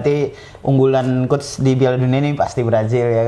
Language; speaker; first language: Indonesian; native; Indonesian